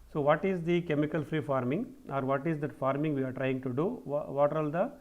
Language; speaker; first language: English; non-native, local second language; Kannada